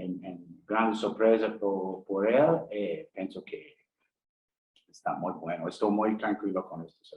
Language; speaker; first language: Spanish; non-native, learner; English